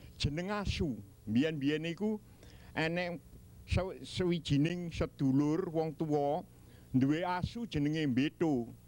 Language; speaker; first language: Javanese; early bilingual, heritage; Javanese